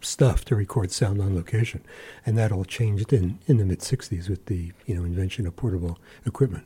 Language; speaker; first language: English; native; English